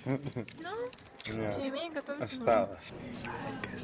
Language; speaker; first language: Russian; native; Russian